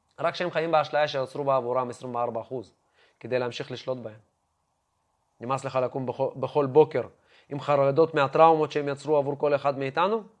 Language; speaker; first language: Hebrew; non-native, fluent; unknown